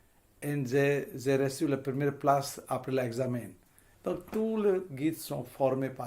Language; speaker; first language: French; non-native, fluent; Hindi